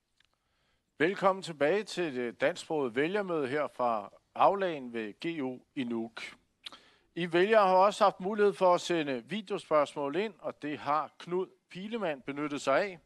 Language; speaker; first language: Danish; native; Danish